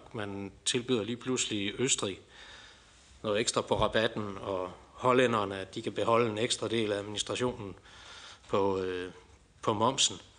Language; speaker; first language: Danish; native; Danish